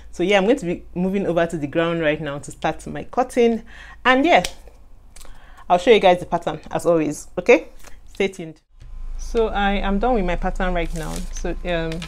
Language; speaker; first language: English; non-native, local second language; Igbo